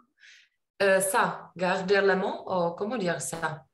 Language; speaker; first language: French; non-native, learner; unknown